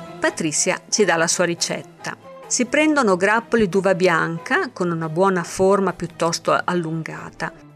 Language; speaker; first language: Italian; native; Italian